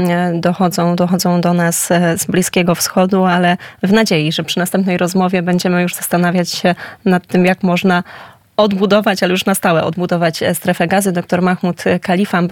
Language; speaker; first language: Polish; native; Polish